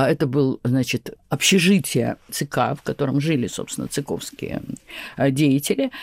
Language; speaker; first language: Russian; native; Russian